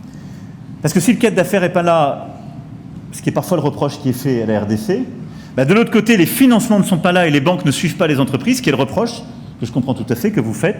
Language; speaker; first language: French; native; French